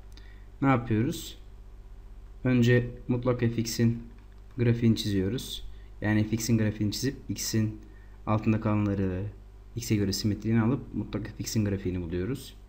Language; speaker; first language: Turkish; native; Turkish